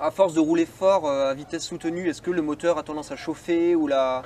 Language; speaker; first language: French; native; French